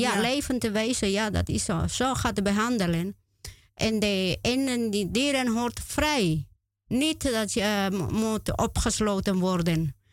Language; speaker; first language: Dutch; non-native, learner; Spanish